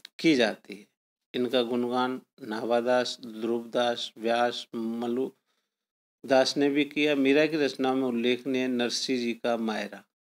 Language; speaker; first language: Hindi; native; Hindi